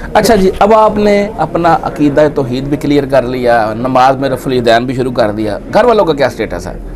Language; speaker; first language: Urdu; non-native, local second language; Punjabi